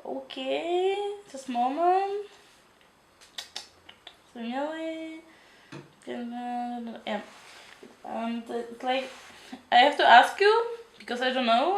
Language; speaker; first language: English; non-native, learner; Czech